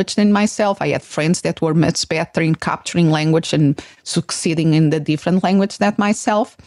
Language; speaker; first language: English; non-native, fluent; Portuguese